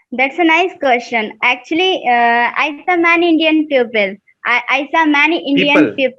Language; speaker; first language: English; non-native, learner; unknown